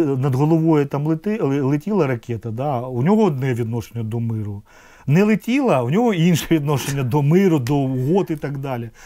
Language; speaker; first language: Ukrainian; non-native, local second language; Russian